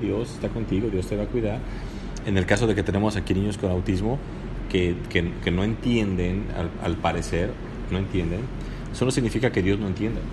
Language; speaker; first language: Spanish; native; Spanish